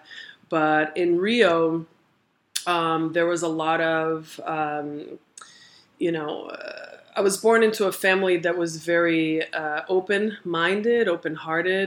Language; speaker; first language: English; early bilingual, other home language; Portuguese